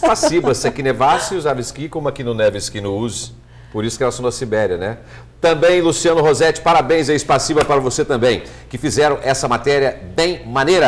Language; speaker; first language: Portuguese; native; Portuguese